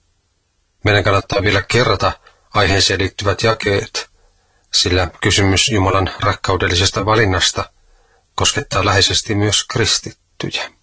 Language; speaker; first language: Finnish; native; Finnish